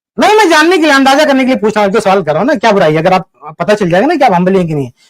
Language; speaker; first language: Urdu; native; Urdu